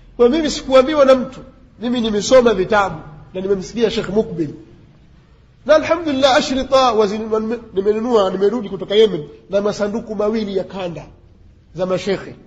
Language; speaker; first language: Swahili; native; Swahili